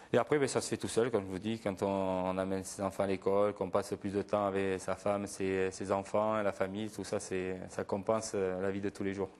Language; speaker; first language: French; native; French